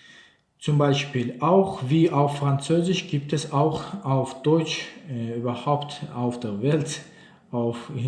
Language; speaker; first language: German; non-native, learner; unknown